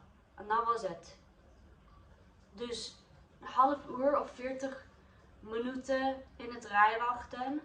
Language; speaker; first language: Dutch; non-native, learner; English